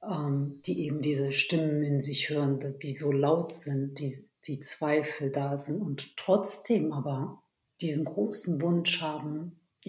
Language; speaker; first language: German; early bilingual, other home language; Turkish